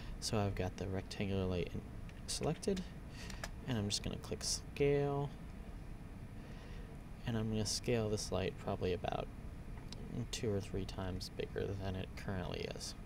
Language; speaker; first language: English; native; English